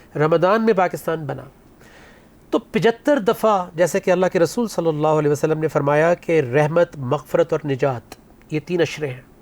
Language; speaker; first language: Urdu; native; Urdu